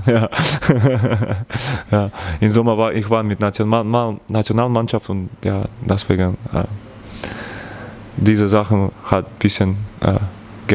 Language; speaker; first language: German; non-native, learner; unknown